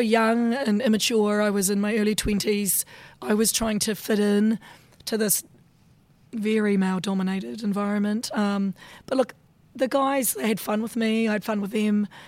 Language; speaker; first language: English; native; English